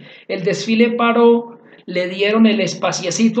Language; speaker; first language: Spanish; native; Spanish